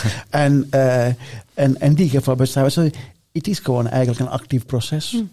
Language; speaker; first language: Dutch; non-native, fluent; Sinhala